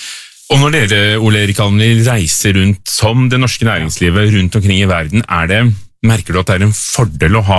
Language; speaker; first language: Norwegian; native; Norwegian